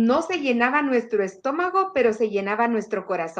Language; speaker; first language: Spanish; native; Spanish